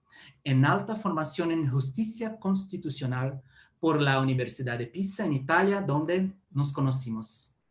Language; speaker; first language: Spanish; non-native, fluent; Portuguese